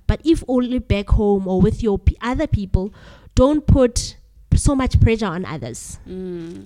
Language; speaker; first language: English; non-native, local second language; Southern Sotho